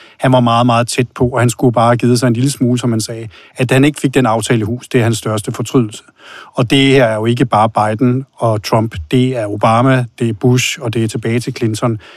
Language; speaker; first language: Danish; native; Danish